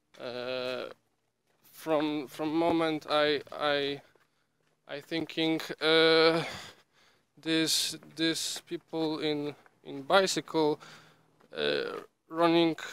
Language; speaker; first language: English; non-native, learner; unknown